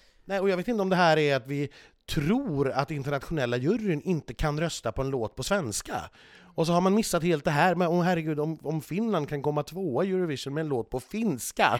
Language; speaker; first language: Swedish; native; Swedish